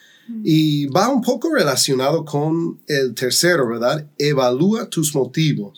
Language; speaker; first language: Spanish; non-native, fluent; English